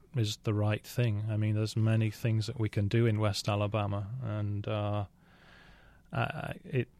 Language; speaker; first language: English; native; English